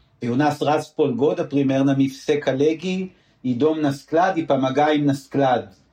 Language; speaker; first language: Russian; non-native, learner; Hebrew